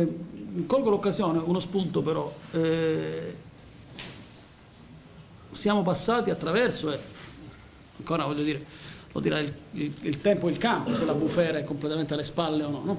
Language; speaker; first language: Italian; native; Italian